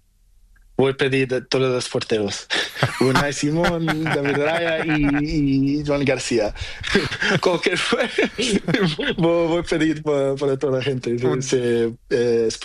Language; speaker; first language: Spanish; non-native, learner; Portuguese